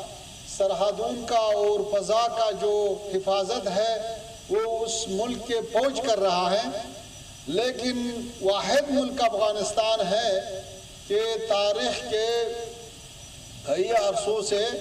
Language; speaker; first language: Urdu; non-native, fluent; Pashto